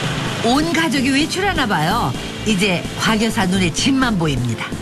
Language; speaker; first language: Korean; native; Korean